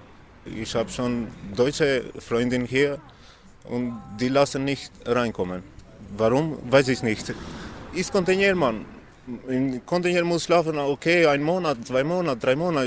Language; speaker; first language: German; non-native, learner; Albanian